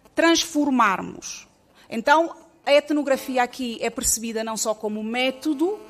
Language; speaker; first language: Portuguese; native; Portuguese